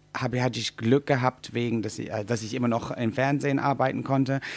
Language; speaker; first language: German; non-native, fluent; English